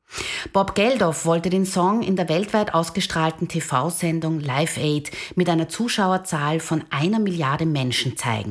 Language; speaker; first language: German; native; German